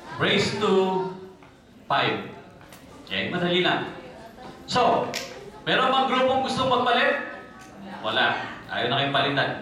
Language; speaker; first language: Filipino; native; Filipino